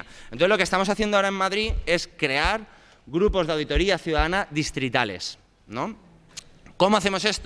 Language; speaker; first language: Spanish; native; Spanish